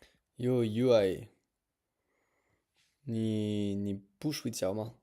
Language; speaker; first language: Chinese; non-native, learner; English